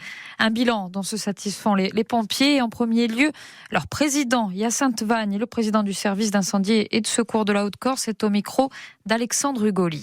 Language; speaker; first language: French; native; French